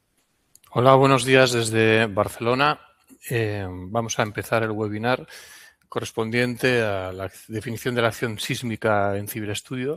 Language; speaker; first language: Spanish; non-native, local second language; Catalan